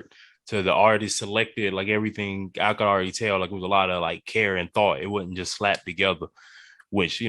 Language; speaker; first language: English; native; English